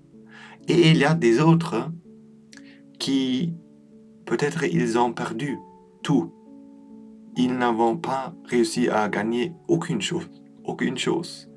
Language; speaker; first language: French; non-native, learner; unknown